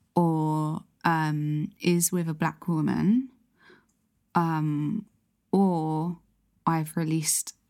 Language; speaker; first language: English; native; English